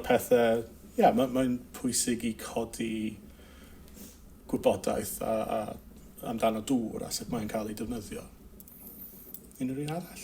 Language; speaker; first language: Welsh; non-native, local second language; English